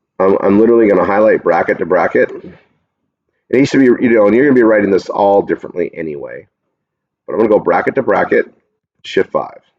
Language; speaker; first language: English; native; English